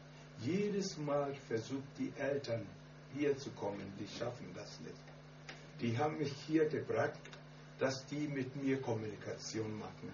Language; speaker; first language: German; non-native, learner; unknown